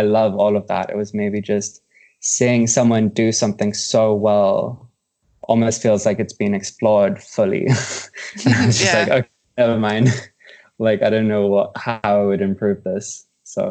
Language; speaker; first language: English; native; English